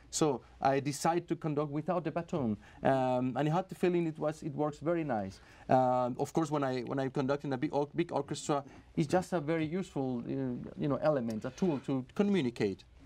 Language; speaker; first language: English; non-native, fluent; Spanish